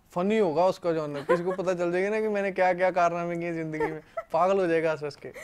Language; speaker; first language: Hindi; non-native, local second language; Punjabi